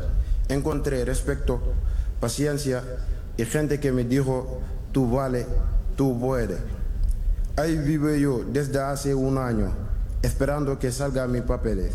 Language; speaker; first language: Spanish; non-native, learner; Wolof